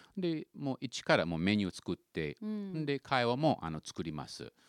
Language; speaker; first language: Japanese; non-native, fluent; English